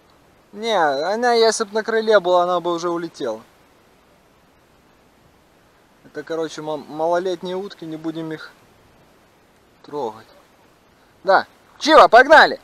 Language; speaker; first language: Russian; native; Russian